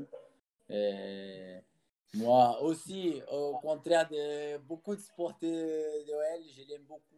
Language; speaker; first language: French; non-native, fluent; Portuguese